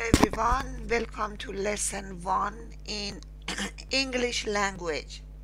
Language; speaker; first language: English; non-native, learner; Persian